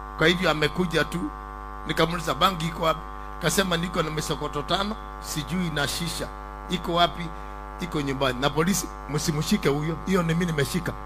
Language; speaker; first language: Swahili; non-native, local second language; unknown